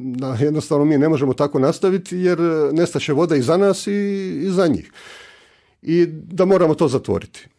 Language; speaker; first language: Croatian; native; Croatian